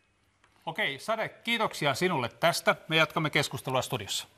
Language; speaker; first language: Finnish; native; Finnish